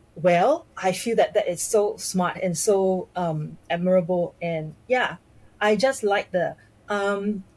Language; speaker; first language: English; non-native, local second language; Chinese